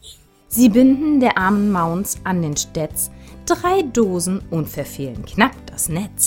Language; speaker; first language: German; native; German